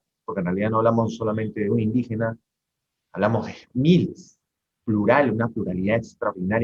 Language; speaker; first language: Spanish; native; Spanish